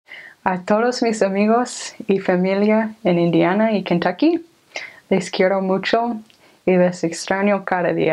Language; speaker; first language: Spanish; non-native, fluent; English